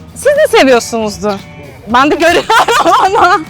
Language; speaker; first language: Turkish; non-native, fluent; Russian